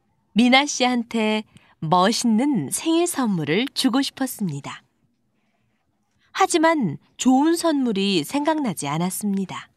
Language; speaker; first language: Korean; non-native, learner; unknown